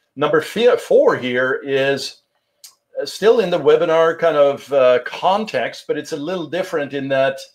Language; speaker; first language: English; non-native, fluent; Norwegian